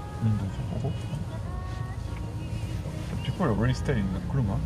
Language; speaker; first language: English; non-native, learner; French